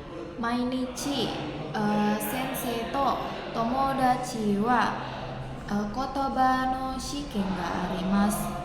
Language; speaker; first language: Japanese; non-native, learner; Indonesian